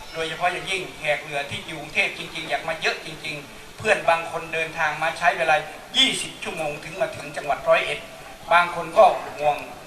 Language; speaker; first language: Thai; native; Thai